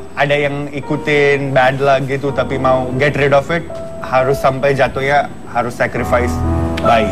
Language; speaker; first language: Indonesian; non-native, fluent; Japanese